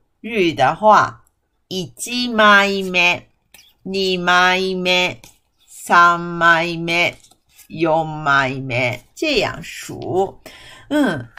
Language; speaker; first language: Chinese; non-native, fluent; Japanese